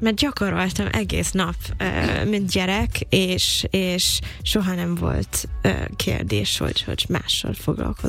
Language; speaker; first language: Hungarian; non-native, fluent; English